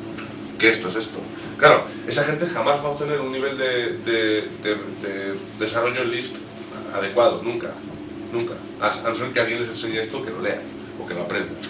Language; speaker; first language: Spanish; native; Spanish